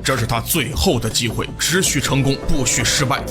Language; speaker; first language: Chinese; native; Chinese